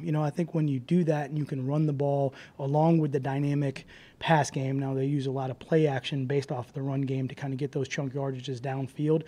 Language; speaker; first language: English; native; English